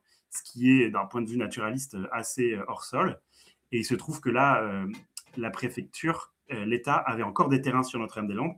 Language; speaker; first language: French; native; French